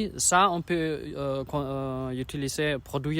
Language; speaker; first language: French; non-native, learner; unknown